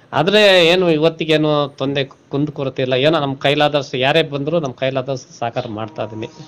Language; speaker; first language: Kannada; non-native, local second language; Telugu